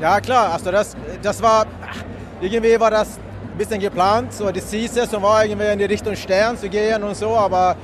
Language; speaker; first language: German; non-native, fluent; Swedish